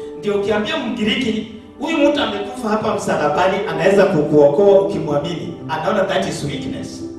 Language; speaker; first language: Swahili; non-native, local second language; Luo (Kenya and Tanzania)